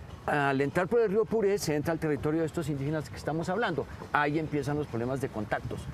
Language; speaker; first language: Spanish; native; Spanish